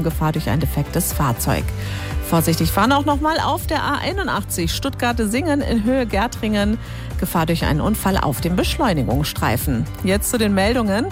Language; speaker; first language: German; native; German